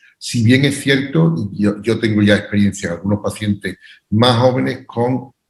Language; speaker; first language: Spanish; native; Spanish